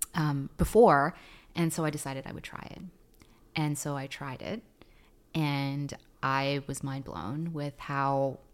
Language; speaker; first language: English; non-native, fluent; Filipino